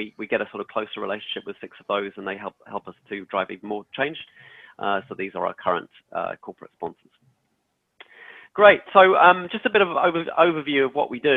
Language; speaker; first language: English; native; English